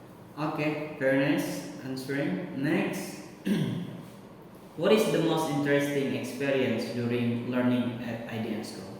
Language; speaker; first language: English; non-native, learner; Indonesian